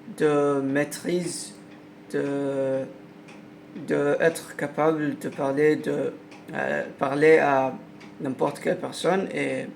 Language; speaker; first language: French; non-native, learner; Arabic